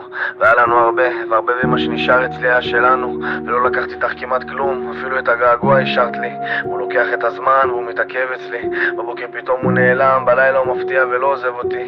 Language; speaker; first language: Hebrew; native; Hebrew